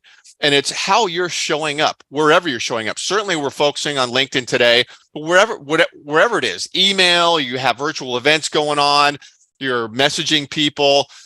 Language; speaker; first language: English; native; English